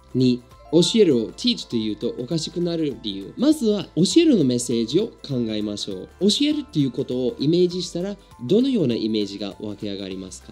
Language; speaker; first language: Japanese; non-native, fluent; English